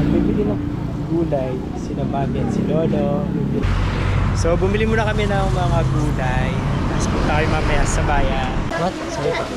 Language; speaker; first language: Filipino; non-native, local second language; Pampanga